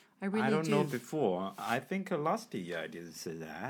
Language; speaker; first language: English; non-native, learner; Chinese